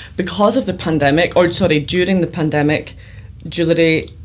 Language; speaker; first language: English; native; English